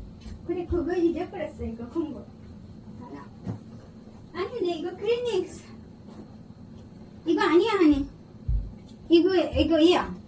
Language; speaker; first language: Korean; non-native, learner; Bangla